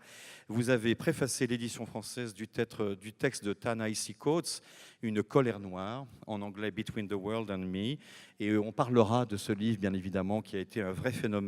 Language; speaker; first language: French; native; French